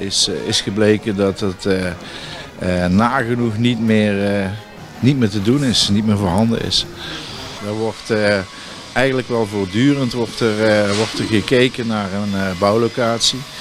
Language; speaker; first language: Dutch; native; Dutch